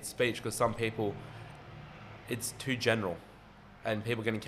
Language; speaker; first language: English; native; English